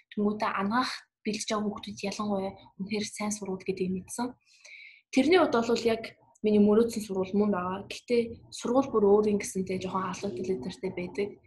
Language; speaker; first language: Mongolian; early bilingual, heritage; Mongolian